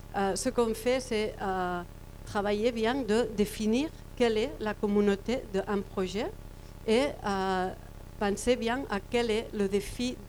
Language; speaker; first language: French; non-native, fluent; Spanish